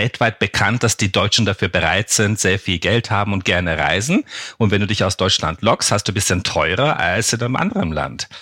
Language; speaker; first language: German; non-native, fluent; Turkish